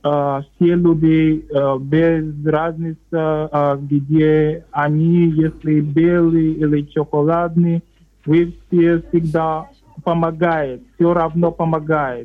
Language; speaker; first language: Russian; non-native, learner; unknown